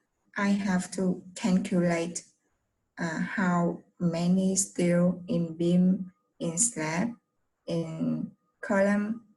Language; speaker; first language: English; non-native, learner; Vietnamese